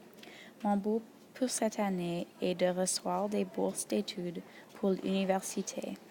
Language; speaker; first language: French; non-native, local second language; English